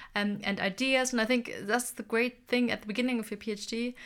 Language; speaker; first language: English; non-native, fluent; German